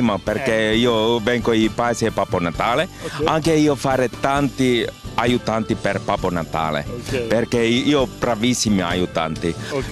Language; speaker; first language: Italian; non-native, learner; Finnish